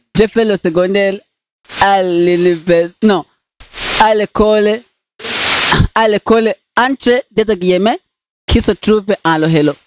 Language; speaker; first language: French; non-native, local second language; Rundi